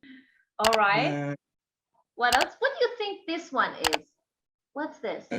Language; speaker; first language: English; non-native, fluent; Persian